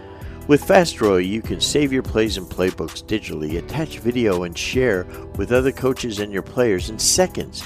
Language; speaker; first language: English; native; English